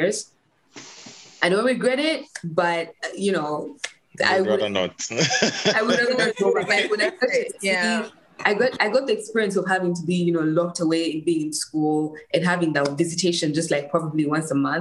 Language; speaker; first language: English; non-native, local second language; Ganda